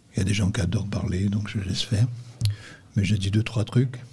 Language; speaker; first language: French; native; French